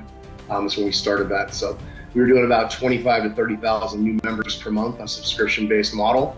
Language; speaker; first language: English; native; English